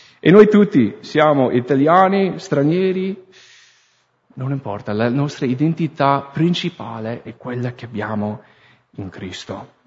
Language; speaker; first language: Italian; non-native, fluent; English